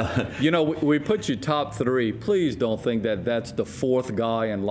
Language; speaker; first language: English; native; English